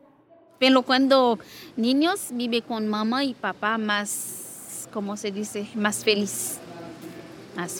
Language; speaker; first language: Spanish; non-native, learner; Haitian Creole